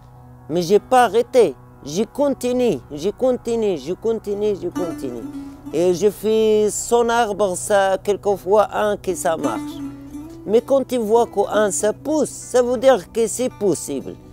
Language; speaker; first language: French; non-native, learner; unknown